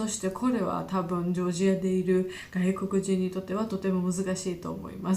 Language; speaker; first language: Japanese; non-native, learner; Georgian